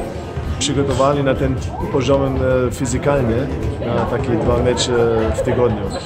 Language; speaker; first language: Polish; non-native, fluent; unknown